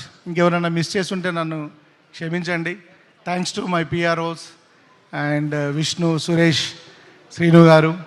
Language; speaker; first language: Telugu; native; Telugu